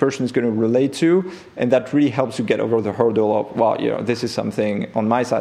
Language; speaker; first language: English; non-native, fluent; French